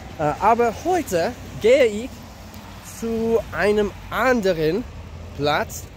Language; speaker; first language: German; non-native, learner; English